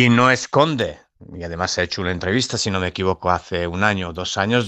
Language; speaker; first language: Spanish; non-native, fluent; Serbian